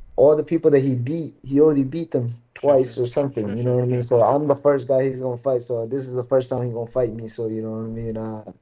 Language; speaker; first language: English; early bilingual, other home language; Burmese